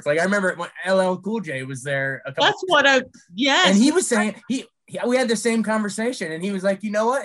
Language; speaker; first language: English; native; English